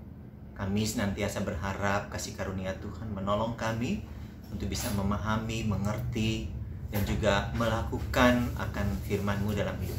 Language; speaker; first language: Indonesian; native; Indonesian